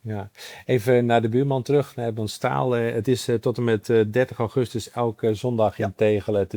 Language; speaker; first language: Dutch; native; Dutch